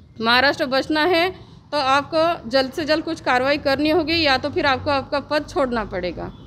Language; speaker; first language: Hindi; non-native, local second language; Marathi